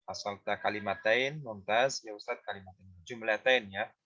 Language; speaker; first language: Arabic; non-native, fluent; Indonesian